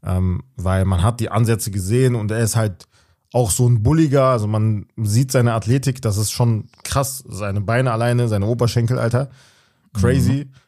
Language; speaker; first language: German; native; German